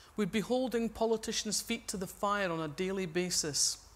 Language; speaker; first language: English; native; English